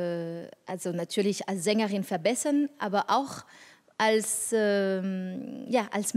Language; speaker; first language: German; non-native, fluent; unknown